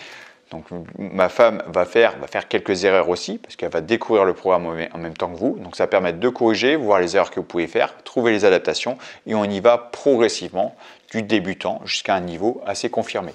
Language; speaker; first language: French; native; French